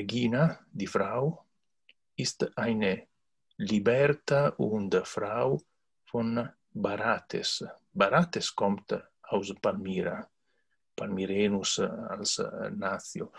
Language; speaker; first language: German; non-native, learner; Italian